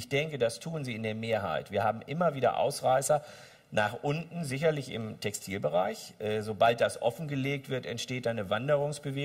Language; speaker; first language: German; native; German